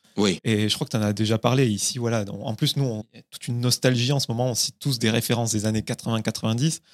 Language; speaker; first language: French; native; French